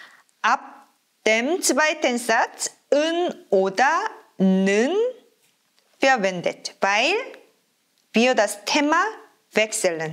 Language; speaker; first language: German; non-native, fluent; Korean